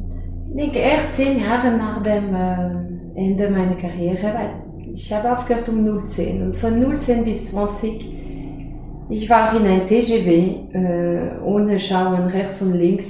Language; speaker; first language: German; non-native, fluent; French